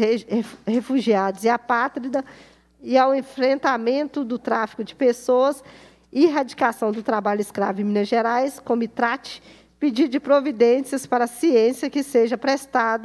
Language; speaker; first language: Portuguese; native; Portuguese